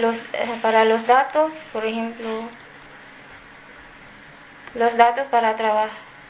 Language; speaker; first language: Spanish; non-native, learner; Filipino